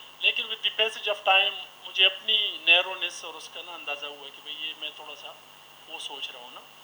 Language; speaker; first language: Urdu; non-native, local second language; Pashto